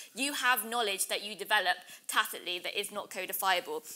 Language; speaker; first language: English; native; English